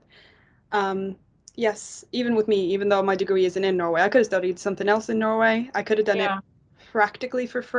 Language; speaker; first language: English; non-native, fluent; Norwegian